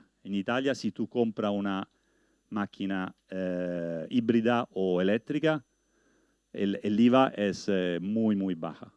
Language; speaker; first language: Spanish; non-native, learner; Italian